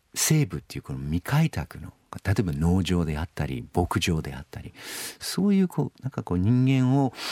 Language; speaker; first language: Japanese; non-native, fluent; English